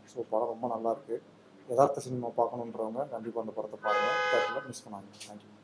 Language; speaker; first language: Tamil; native; Tamil